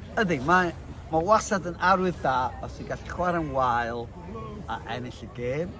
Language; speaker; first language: Welsh; native; Welsh